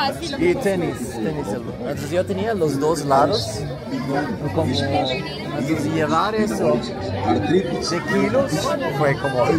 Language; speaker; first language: Spanish; non-native, learner; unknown